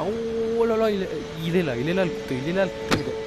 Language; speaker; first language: French; native; French